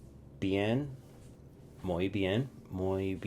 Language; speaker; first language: Spanish; non-native, fluent; English